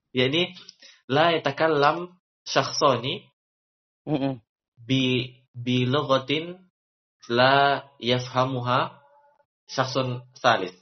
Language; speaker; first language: Arabic; non-native, fluent; Indonesian